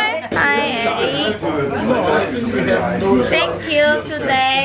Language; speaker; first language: English; non-native, learner; Korean